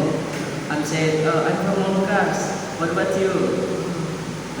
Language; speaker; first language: English; non-native, learner; Indonesian